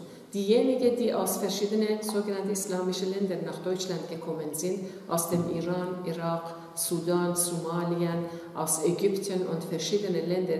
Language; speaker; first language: German; non-native, fluent; Persian